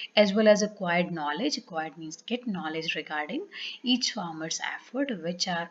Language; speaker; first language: English; non-native, local second language; Punjabi